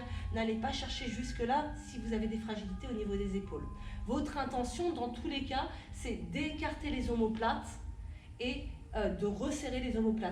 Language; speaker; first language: French; native; French